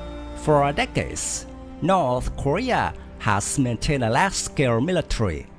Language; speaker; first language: English; non-native, fluent; Vietnamese